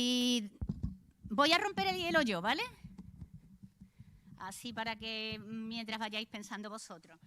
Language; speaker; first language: Spanish; native; Spanish